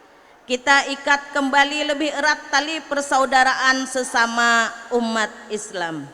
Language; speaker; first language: Indonesian; native; Indonesian